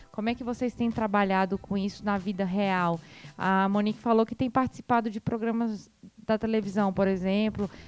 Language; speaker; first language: Portuguese; native; Portuguese